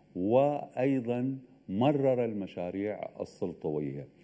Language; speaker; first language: Arabic; native; Arabic